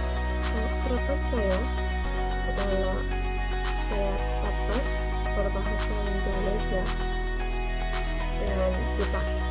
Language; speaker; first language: Indonesian; non-native, learner; Korean